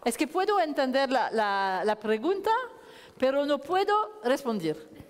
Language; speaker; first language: Spanish; non-native, learner; French